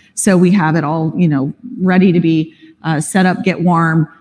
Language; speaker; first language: English; native; English